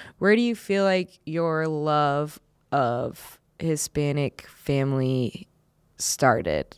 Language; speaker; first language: English; native; English